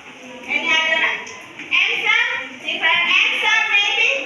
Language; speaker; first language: English; non-native, learner; Indonesian